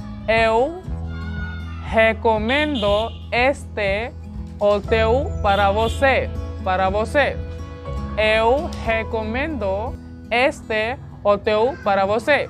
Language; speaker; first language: Portuguese; non-native, learner; Hindi